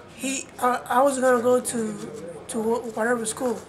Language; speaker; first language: English; early bilingual, other home language; Spanish